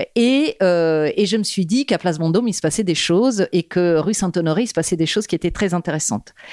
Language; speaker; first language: French; non-native, fluent; Italian